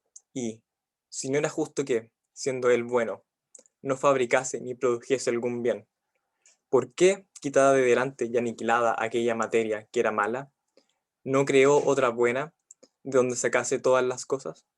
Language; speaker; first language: Spanish; native; Spanish